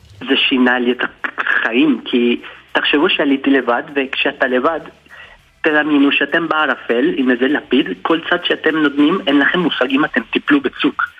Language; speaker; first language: Hebrew; non-native, fluent; Spanish